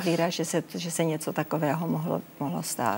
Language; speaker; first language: Czech; early bilingual, heritage; Czech